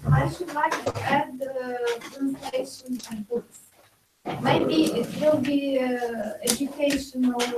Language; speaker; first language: English; non-native, learner; Ukrainian